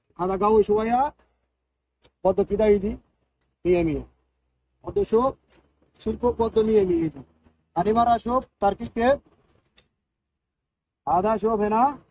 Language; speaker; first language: Arabic; non-native, learner; Bangla